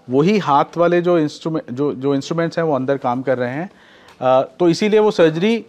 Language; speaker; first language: Hindi; native; Hindi